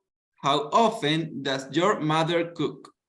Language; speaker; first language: English; non-native, fluent; Spanish